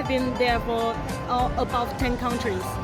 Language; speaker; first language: English; non-native, learner; Chinese